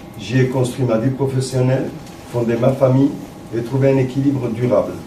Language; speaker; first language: French; early bilingual, other home language; Arabic